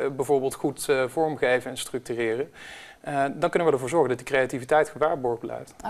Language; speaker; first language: Dutch; native; Dutch